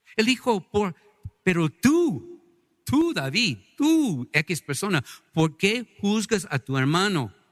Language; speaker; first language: Spanish; non-native, fluent; English